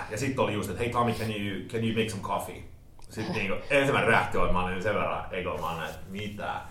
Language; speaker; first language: Finnish; early bilingual, heritage; Finnish